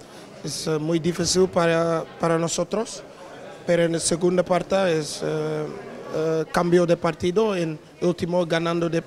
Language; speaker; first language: Spanish; non-native, learner; Dutch